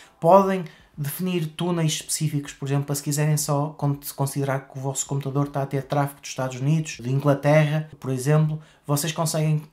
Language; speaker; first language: Portuguese; native; Portuguese